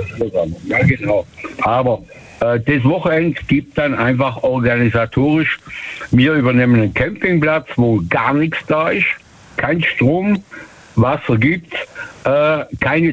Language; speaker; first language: German; native; German